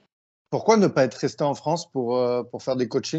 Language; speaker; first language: French; native; French